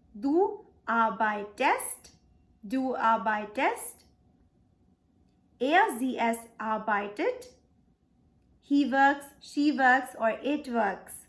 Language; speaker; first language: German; non-native, fluent; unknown